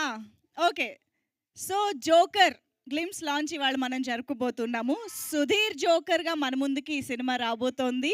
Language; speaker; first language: Telugu; native; Telugu